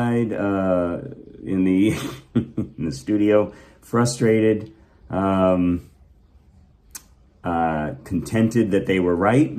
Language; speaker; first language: English; native; English